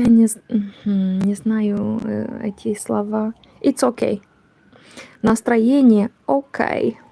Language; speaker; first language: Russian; non-native, learner; Romanian